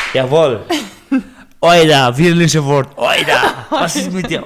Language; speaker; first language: German; non-native, learner; Baluchi